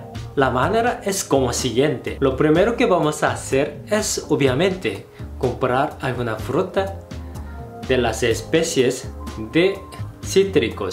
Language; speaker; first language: Spanish; non-native, fluent; Korean